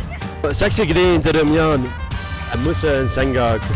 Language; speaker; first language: Korean; non-native, learner; Dutch